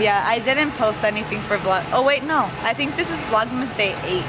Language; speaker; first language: English; early bilingual, other home language; Spanish